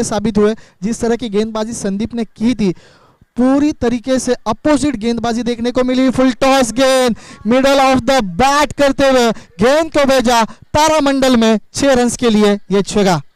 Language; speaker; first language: Hindi; non-native, local second language; Marathi